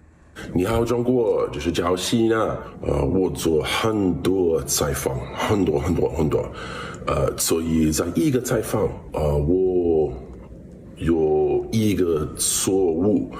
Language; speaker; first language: Chinese; non-native, learner; English